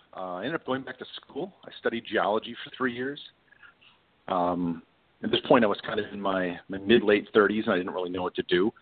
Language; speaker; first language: English; native; English